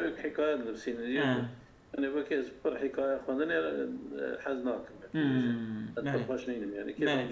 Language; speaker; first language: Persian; non-native, learner; Kurdish